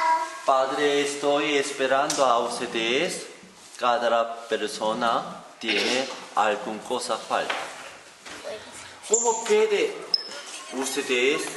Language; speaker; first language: Spanish; non-native, learner; Korean